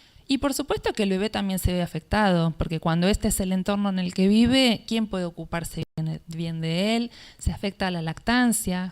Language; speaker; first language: Spanish; native; Spanish